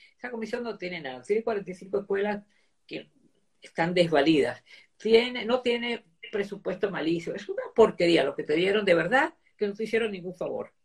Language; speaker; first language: Spanish; early bilingual, other home language; Italian